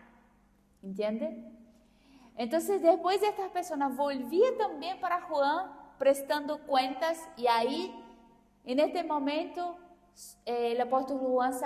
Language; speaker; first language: Spanish; non-native, fluent; Portuguese